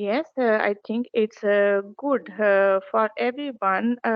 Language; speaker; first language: English; non-native, learner; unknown